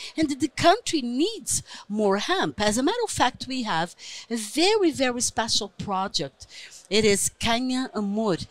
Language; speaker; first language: English; non-native, fluent; Portuguese